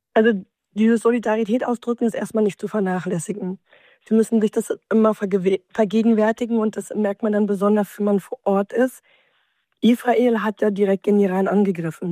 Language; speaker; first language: German; native; German